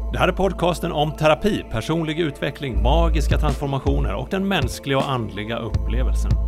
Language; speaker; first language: Swedish; native; Swedish